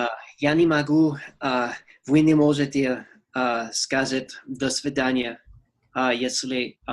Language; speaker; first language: Russian; non-native, learner; English